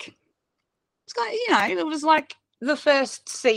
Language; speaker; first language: English; native; English